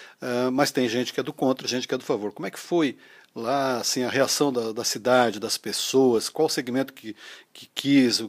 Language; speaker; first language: Portuguese; native; Portuguese